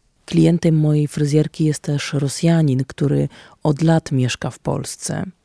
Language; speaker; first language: Polish; native; Polish